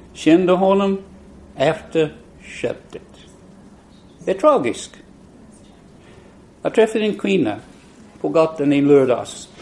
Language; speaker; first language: Swedish; non-native, fluent; English